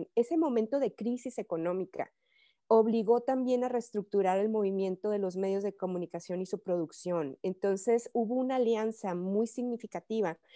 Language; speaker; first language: Spanish; native; Spanish